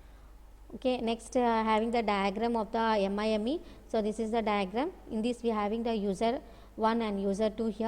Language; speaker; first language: English; non-native, local second language; Telugu